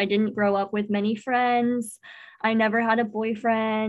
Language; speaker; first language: English; native; English